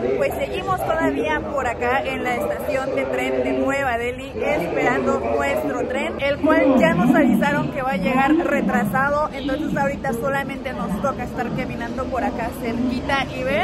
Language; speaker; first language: Spanish; native; Spanish